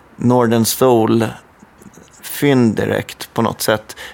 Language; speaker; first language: Swedish; native; Swedish